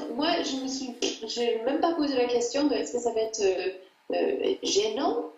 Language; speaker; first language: French; non-native, fluent; English